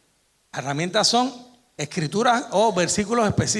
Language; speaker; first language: Spanish; native; Spanish